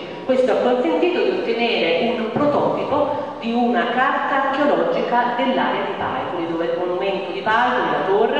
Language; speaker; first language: Italian; native; Italian